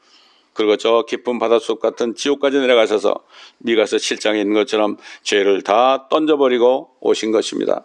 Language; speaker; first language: Korean; native; Korean